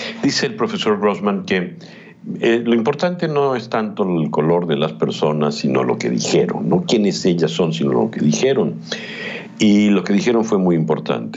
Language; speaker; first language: Spanish; native; Spanish